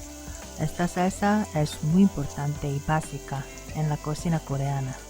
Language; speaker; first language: Spanish; non-native, learner; Korean